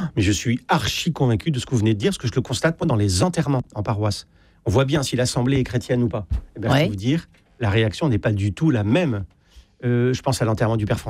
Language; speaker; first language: French; native; French